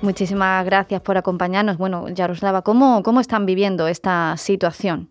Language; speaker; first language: Spanish; native; Spanish